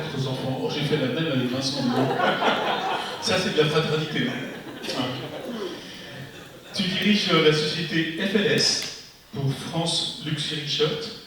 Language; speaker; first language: French; native; French